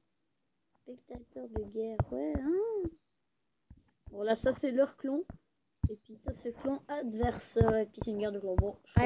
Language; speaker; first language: French; native; French